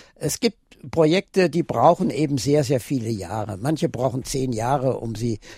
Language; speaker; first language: German; native; German